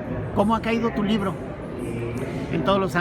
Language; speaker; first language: Spanish; native; Spanish